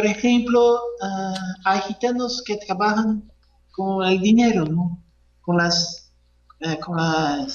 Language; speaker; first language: Spanish; non-native, fluent; Portuguese